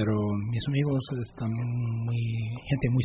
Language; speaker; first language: Spanish; non-native, learner; English